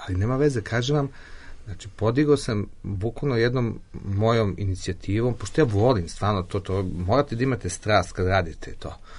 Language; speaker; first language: Serbian; native; Serbian